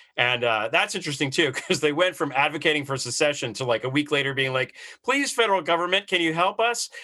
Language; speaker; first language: English; native; English